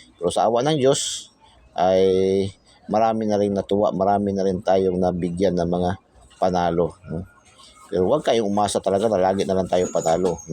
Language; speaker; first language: Filipino; non-native, local second language; Cebuano